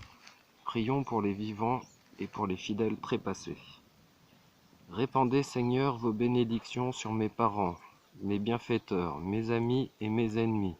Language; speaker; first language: French; native; French